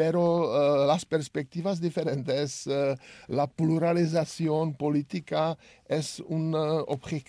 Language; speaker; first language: Spanish; non-native, learner; Czech